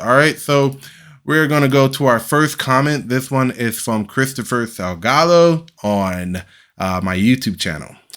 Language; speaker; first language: English; native; English